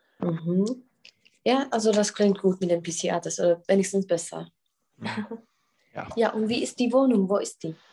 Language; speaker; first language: German; non-native, fluent; Czech